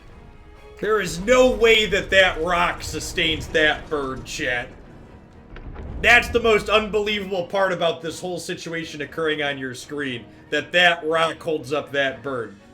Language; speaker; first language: English; native; English